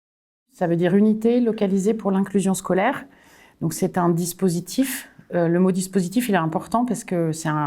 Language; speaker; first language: French; native; French